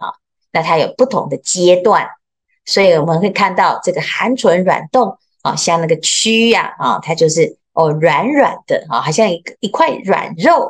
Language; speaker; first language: Chinese; native; Chinese